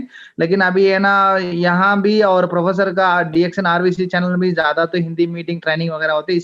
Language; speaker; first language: Hindi; non-native, local second language; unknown